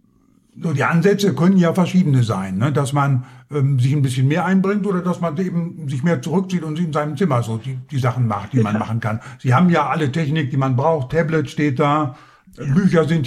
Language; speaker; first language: German; native; German